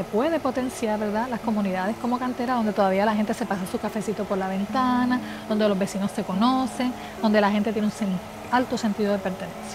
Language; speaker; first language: Spanish; native; Spanish